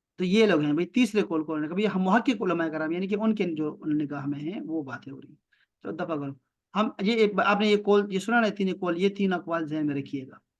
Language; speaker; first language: Urdu; non-native, local second language; Pashto